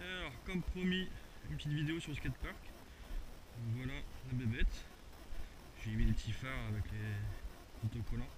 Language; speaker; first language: French; native; French